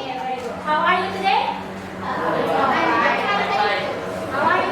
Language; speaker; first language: English; non-native, fluent; Indonesian